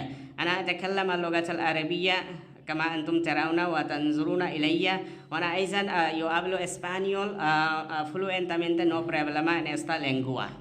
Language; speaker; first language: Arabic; non-native, fluent; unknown